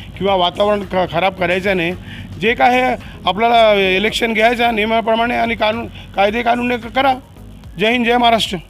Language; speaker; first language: Marathi; non-native, local second language; Urdu